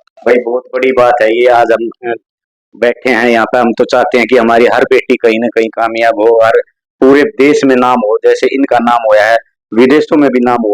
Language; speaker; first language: Hindi; native; Hindi